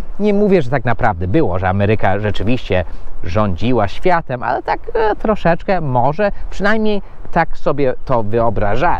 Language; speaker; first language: Polish; non-native, fluent; English